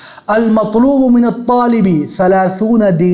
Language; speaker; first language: Arabic; non-native, fluent; Urdu